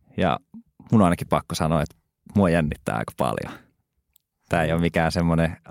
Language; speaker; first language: Finnish; native; Finnish